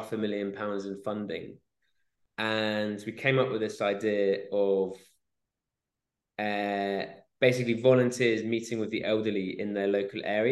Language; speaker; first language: English; native; English